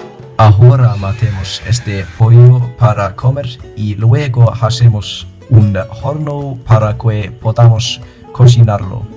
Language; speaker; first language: Spanish; non-native, learner; Icelandic